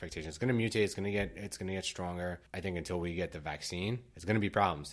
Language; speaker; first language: English; native; English